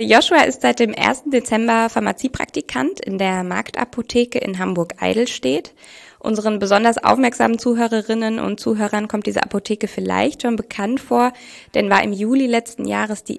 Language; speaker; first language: German; native; German